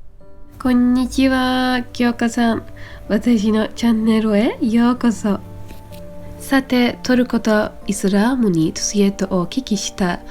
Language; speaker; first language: Japanese; non-native, fluent; Turkish